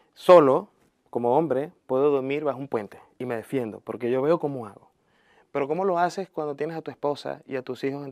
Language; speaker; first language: Spanish; native; Spanish